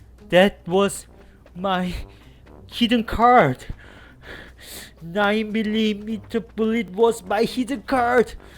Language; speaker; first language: English; non-native, learner; Korean